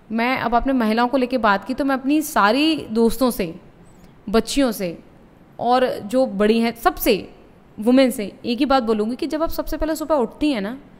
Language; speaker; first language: Hindi; native; Hindi